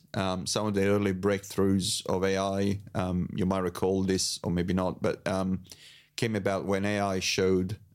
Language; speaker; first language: English; non-native, fluent; Italian